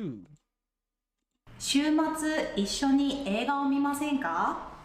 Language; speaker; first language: Japanese; non-native, learner; English